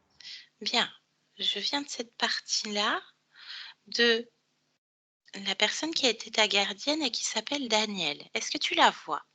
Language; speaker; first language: French; native; French